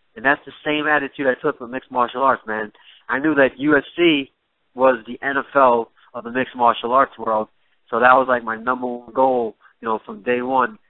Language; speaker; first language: English; native; English